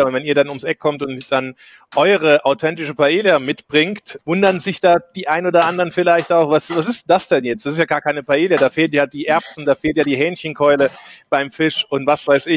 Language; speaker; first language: German; native; German